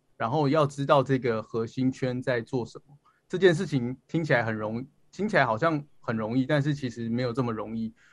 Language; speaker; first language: Chinese; native; Chinese